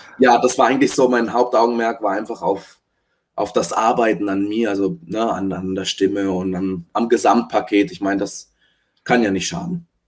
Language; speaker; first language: German; early bilingual, other home language; Italian